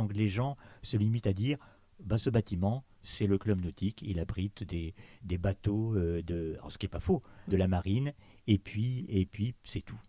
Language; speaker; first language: French; native; French